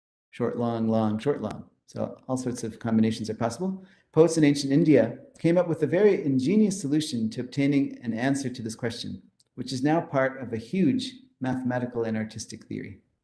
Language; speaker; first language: English; early bilingual, other home language; Hindi